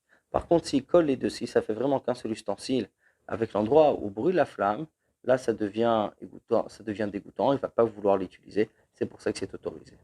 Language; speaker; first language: French; native; French